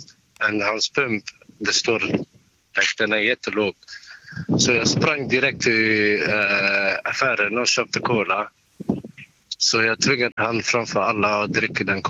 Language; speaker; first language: Swedish; non-native, learner; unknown